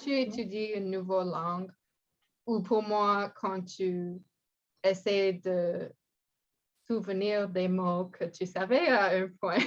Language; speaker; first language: French; non-native, learner; English